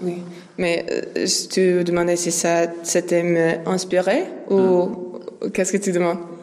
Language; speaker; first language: French; non-native, learner; English